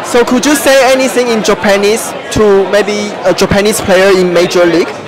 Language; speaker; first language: English; non-native, fluent; Chinese